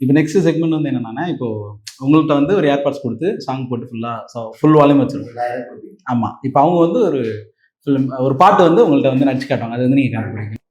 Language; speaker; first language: Tamil; native; Tamil